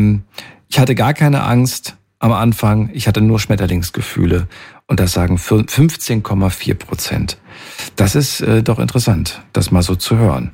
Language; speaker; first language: German; native; German